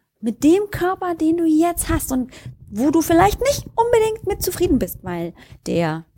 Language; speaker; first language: German; native; German